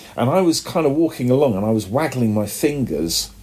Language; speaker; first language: English; native; English